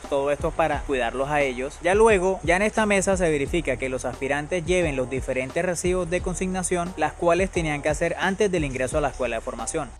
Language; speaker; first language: Spanish; native; Spanish